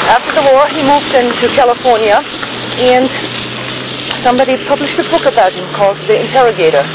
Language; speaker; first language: English; non-native, fluent; German